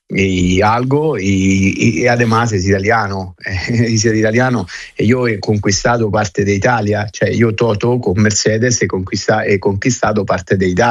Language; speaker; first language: Spanish; non-native, fluent; Italian